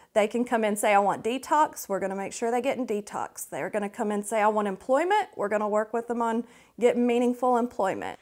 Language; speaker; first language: English; native; English